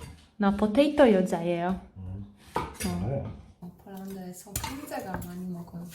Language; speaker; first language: Korean; non-native, learner; Polish